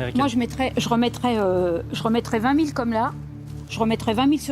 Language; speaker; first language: French; native; French